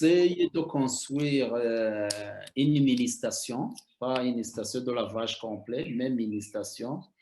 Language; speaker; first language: French; non-native, local second language; Rundi